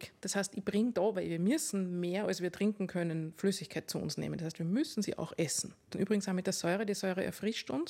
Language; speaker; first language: German; native; German